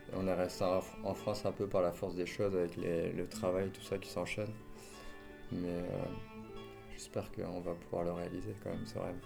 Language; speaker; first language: French; native; French